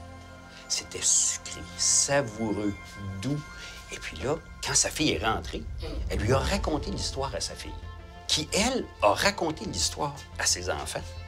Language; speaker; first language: French; native; French